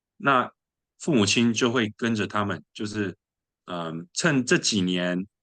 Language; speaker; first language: Chinese; early bilingual, other home language; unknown